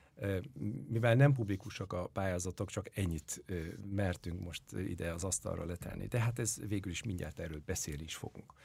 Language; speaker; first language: Hungarian; non-native, fluent; Turkish